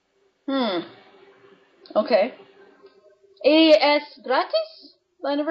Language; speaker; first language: Spanish; non-native, fluent; English